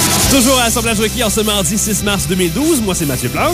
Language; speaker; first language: French; native; French